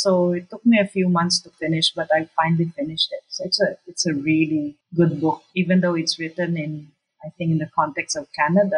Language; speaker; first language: English; non-native, local second language; Cebuano